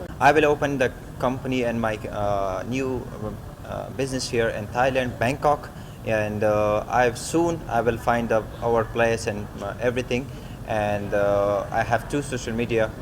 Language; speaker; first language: English; non-native, learner; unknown